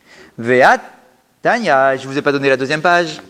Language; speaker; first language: French; native; French